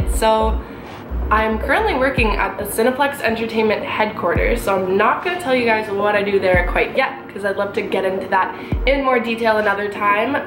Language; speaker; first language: English; native; English